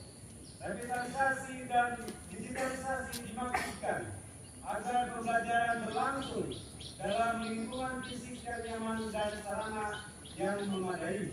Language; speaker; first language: Indonesian; native; Indonesian